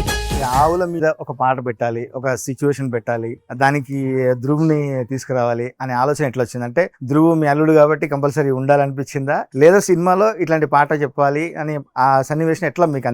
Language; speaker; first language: Telugu; native; Telugu